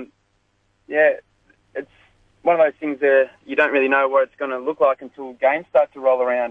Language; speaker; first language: English; native; English